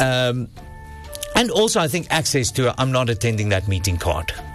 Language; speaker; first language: English; non-native, local second language; Afrikaans